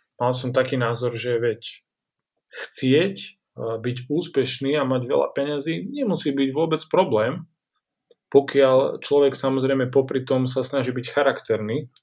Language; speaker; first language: Slovak; native; Slovak